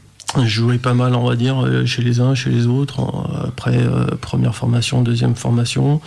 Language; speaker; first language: French; native; French